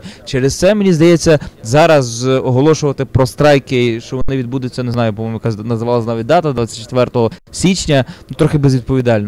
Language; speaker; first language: Ukrainian; native; Ukrainian